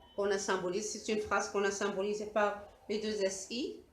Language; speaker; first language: French; non-native, local second language; Arabic